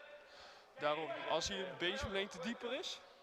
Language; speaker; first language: Dutch; native; Dutch